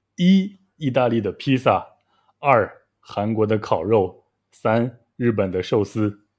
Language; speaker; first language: Chinese; native; Chinese